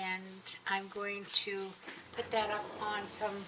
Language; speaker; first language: English; native; English